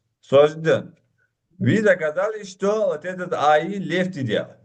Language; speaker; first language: Russian; non-native, local second language; Uzbek